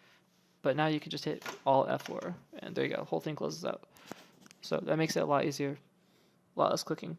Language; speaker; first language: English; native; English